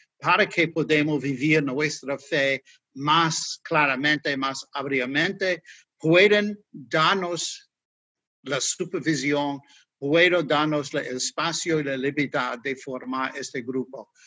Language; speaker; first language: Spanish; non-native, fluent; English